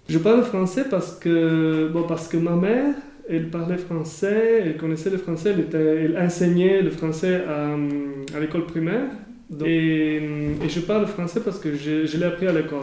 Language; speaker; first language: French; non-native, local second language; Italian